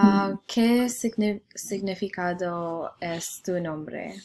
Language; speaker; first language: Spanish; non-native, learner; English